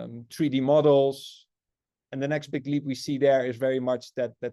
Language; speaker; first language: English; non-native, fluent; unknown